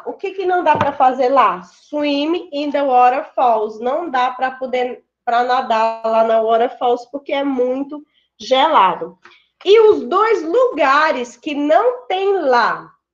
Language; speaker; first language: Portuguese; native; Portuguese